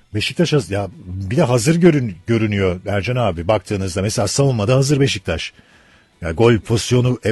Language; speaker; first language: Turkish; native; Turkish